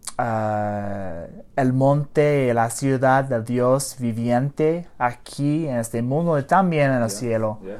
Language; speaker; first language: Spanish; early bilingual, heritage; English